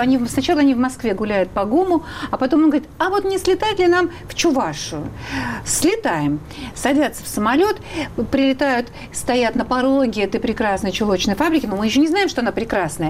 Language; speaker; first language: Russian; native; Russian